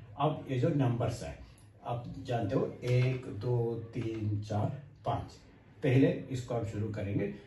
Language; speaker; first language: Hindi; non-native, local second language; Kannada